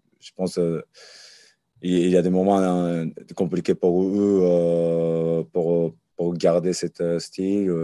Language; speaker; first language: French; non-native, learner; Japanese